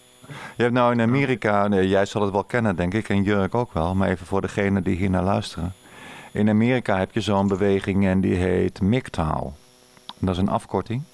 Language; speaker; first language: Dutch; native; Dutch